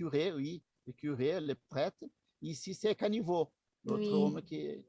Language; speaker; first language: French; non-native, learner; Portuguese